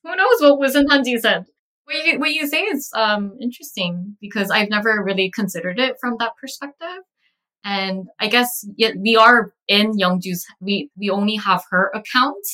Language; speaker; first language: English; early bilingual, other home language; Korean